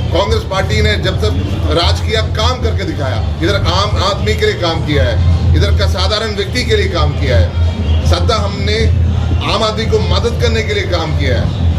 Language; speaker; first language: Hindi; non-native, local second language; Malayalam